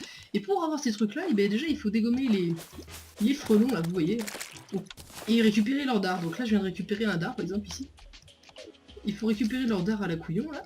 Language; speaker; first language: French; native; French